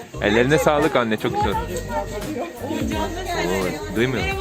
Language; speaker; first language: Turkish; non-native, learner; English